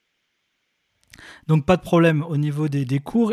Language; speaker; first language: French; native; French